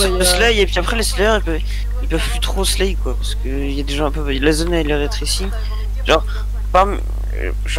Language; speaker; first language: French; native; French